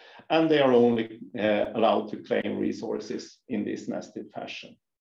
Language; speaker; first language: English; non-native, fluent; Swedish